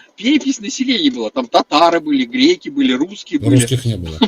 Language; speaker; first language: Russian; native; Russian